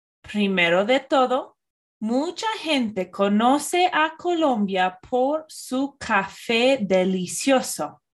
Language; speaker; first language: Spanish; non-native, fluent; English